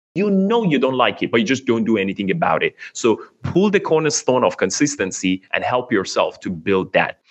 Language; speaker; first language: English; non-native, fluent; Persian